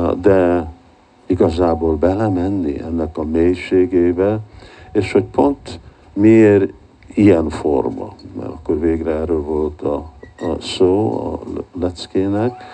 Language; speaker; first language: Hungarian; early bilingual, heritage; Hungarian